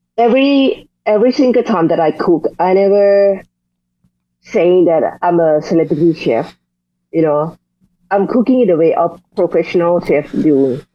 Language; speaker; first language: English; non-native, learner; Thai